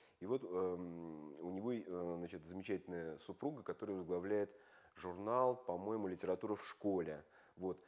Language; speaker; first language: Russian; native; Russian